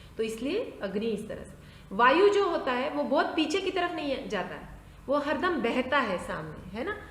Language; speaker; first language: Hindi; non-native, local second language; Marathi